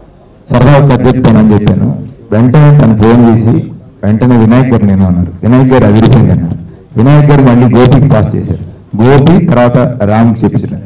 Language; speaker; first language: Telugu; native; Telugu